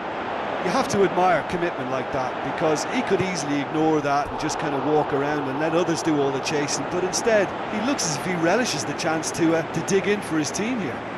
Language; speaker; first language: English; native; English